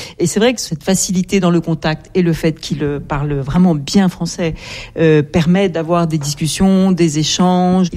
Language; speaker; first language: French; native; French